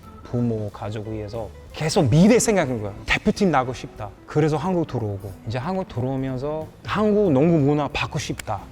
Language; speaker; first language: Korean; non-native, fluent; English